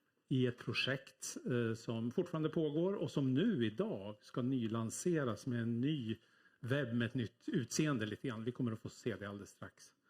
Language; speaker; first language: Swedish; native; Swedish